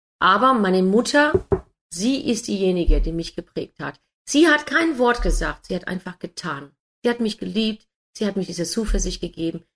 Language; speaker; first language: German; non-native, fluent; English